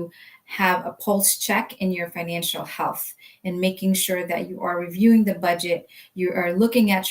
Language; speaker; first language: English; native; English